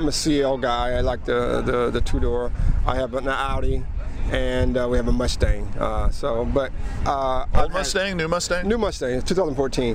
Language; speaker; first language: English; native; English